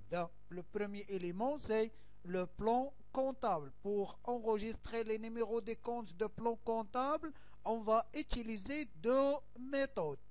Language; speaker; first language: French; non-native, local second language; Arabic